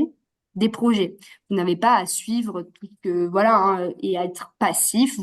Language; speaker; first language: French; native; French